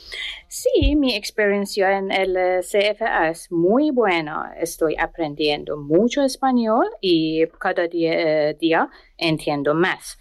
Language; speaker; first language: Spanish; non-native, learner; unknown